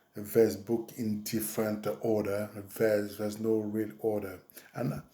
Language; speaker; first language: English; non-native, fluent; French